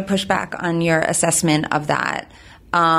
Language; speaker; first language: English; native; English